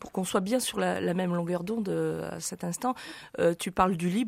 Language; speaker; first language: French; native; French